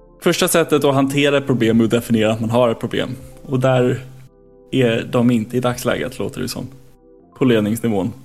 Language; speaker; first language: Swedish; native; Swedish